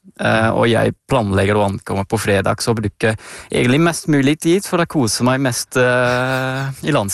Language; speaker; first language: Norwegian; non-native, fluent; Dutch